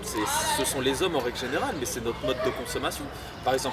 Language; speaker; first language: French; native; French